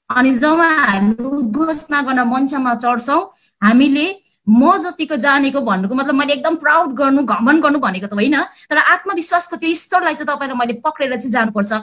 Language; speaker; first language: Nepali; native; Nepali